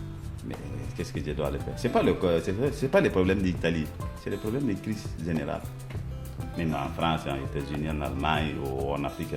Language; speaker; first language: French; non-native, local second language; Mossi